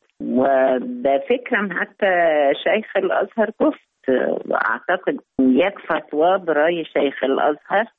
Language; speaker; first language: Persian; non-native, learner; Arabic